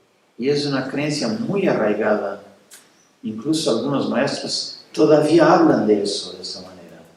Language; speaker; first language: Spanish; non-native, fluent; Portuguese